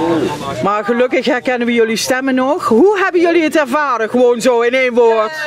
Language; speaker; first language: Dutch; native; Dutch